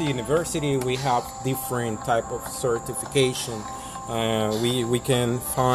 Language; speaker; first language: English; non-native, fluent; Spanish